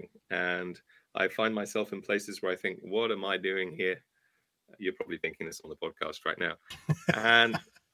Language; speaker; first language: English; native; English